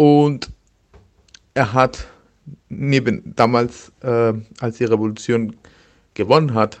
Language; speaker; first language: German; non-native, learner; Spanish